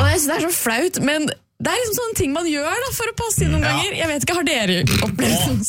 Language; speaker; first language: Norwegian; native; Norwegian